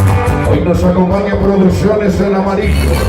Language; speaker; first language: Spanish; native; Spanish